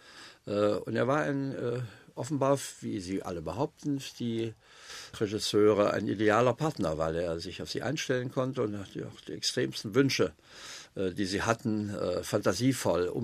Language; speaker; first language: German; native; German